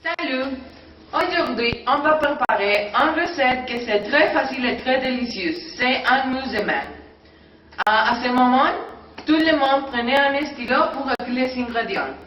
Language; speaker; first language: French; non-native, learner; Spanish